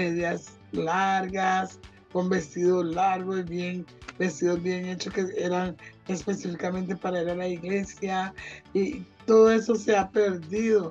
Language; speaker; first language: Spanish; non-native, local second language; Jamaican Creole English